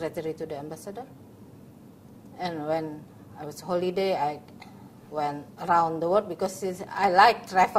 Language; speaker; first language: English; non-native, learner; Indonesian